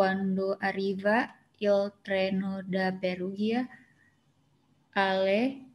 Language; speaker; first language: Italian; non-native, learner; Indonesian